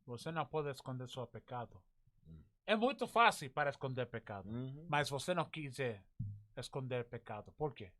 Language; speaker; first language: Portuguese; non-native, learner; English